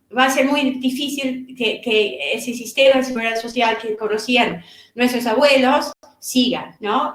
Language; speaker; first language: Spanish; non-native, fluent; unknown